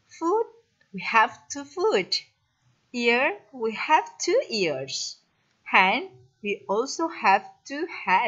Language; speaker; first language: English; non-native, fluent; Indonesian